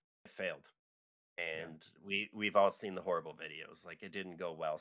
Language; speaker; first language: English; native; English